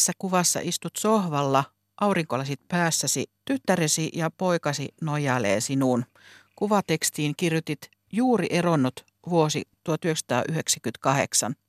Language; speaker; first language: Finnish; native; Finnish